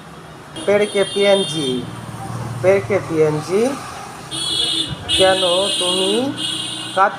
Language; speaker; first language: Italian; non-native, learner; Bangla